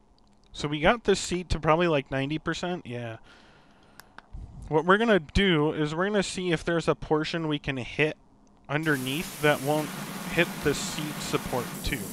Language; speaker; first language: English; native; English